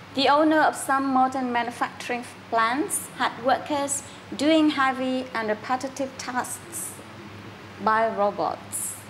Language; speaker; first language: English; non-native, fluent; Vietnamese